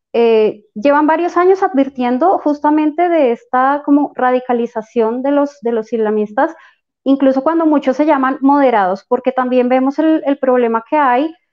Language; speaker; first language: Spanish; native; Spanish